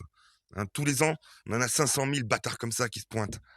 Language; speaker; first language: French; native; French